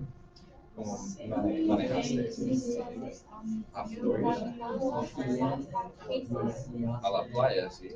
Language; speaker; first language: Spanish; non-native, fluent; English